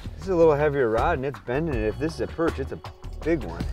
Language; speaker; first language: English; native; English